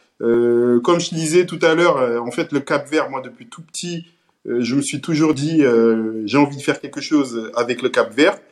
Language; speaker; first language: French; early bilingual, other home language; Kabuverdianu